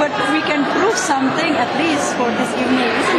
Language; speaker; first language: English; non-native, learner; Indonesian